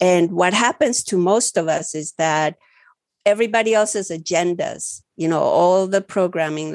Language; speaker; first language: English; early bilingual, other home language; Spanish